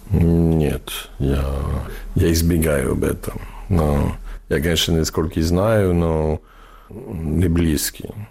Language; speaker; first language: Russian; non-native, fluent; English